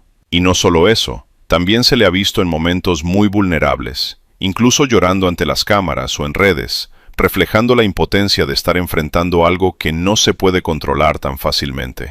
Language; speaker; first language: Spanish; native; Spanish